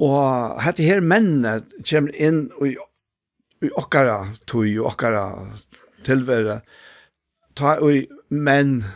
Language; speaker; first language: Danish; non-native, local second language; Faroese